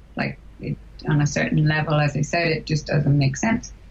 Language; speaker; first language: English; native; English